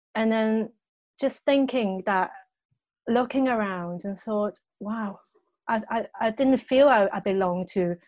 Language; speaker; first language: English; non-native, local second language; Cantonese